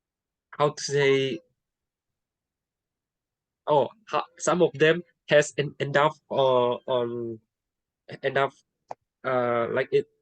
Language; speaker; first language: English; non-native, learner; Indonesian